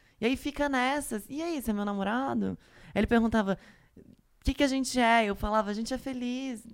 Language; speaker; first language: Portuguese; native; Portuguese